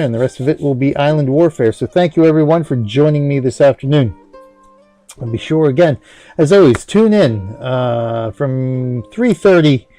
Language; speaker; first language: English; native; English